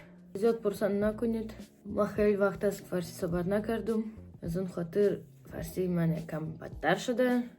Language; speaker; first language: Persian; early bilingual, heritage; Persian